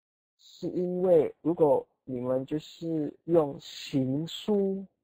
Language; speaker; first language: Chinese; non-native, fluent; Indonesian